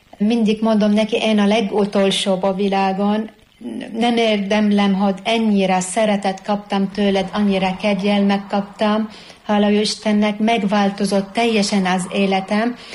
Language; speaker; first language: Hungarian; non-native, fluent; Arabic